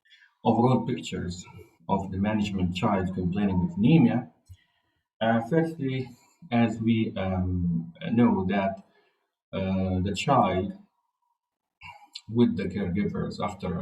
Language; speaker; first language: English; non-native, fluent; Arabic